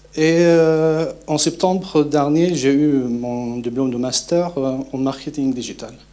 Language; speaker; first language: French; non-native, fluent; Arabic